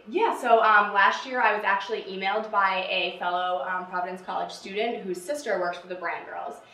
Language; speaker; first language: English; native; English